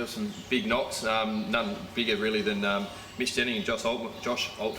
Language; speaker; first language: English; native; English